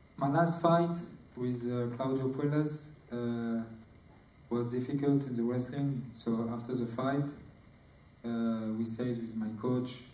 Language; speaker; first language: English; non-native, learner; French